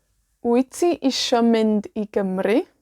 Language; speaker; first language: Welsh; non-native, fluent; Spanish